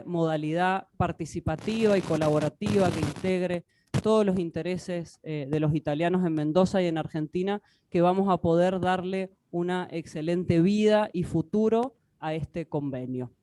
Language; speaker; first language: Spanish; native; Spanish